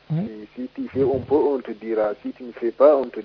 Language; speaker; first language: French; non-native, local second language; Wolof